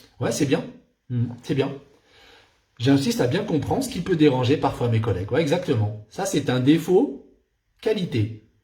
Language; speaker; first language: French; non-native, local second language; Arabic